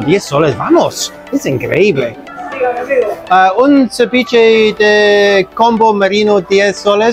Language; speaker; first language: Spanish; non-native, learner; English